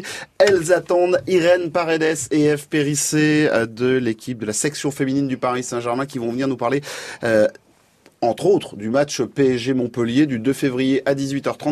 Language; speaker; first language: French; native; French